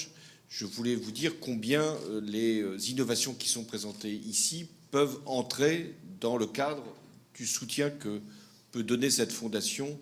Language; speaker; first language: French; native; French